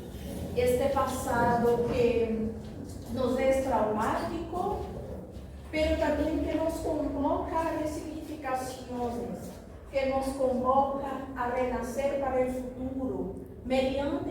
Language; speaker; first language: Spanish; non-native, fluent; Portuguese